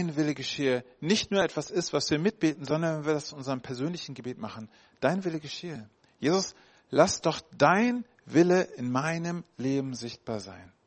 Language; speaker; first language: German; native; German